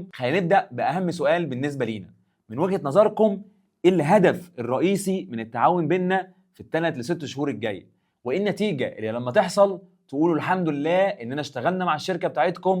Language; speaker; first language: Arabic; native; Arabic